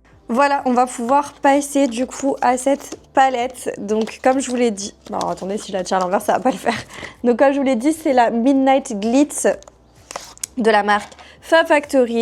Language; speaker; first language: French; native; French